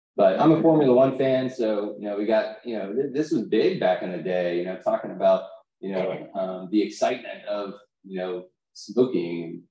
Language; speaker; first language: English; native; English